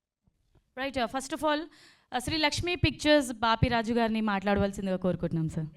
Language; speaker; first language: Telugu; native; Telugu